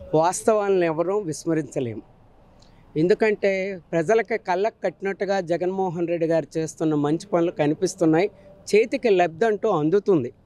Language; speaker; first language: Telugu; native; Telugu